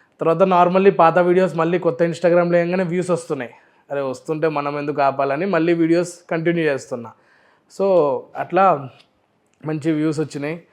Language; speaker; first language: Telugu; non-native, local second language; Urdu